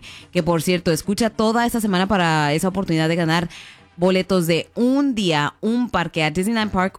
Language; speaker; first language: Spanish; native; Spanish